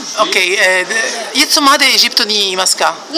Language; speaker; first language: Japanese; non-native, learner; Arabic